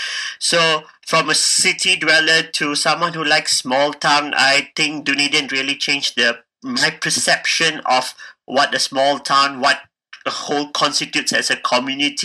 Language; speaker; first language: English; non-native, local second language; Tamil